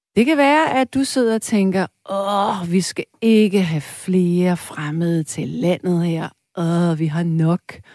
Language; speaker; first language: Danish; native; Danish